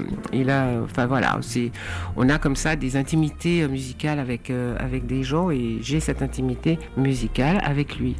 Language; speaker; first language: French; native; French